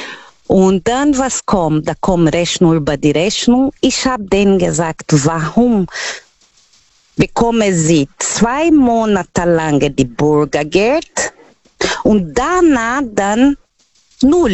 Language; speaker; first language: German; non-native, learner; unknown